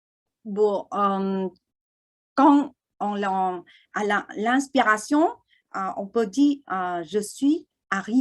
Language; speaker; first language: French; non-native, fluent; Vietnamese